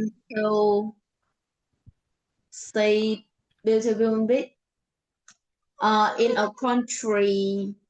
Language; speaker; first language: English; non-native, learner; Vietnamese